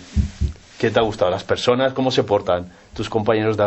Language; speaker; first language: Spanish; native; Spanish